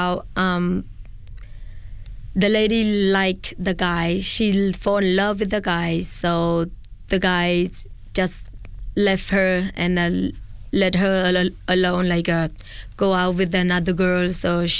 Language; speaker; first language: English; non-native, learner; Khmer